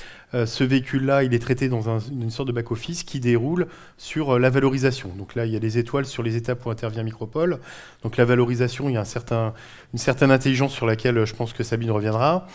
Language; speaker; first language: French; native; French